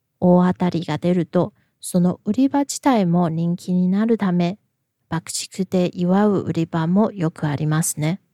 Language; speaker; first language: Japanese; non-native, fluent; Chinese